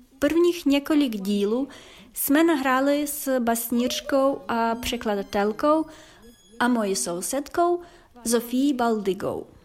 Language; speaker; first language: Czech; non-native, fluent; Ukrainian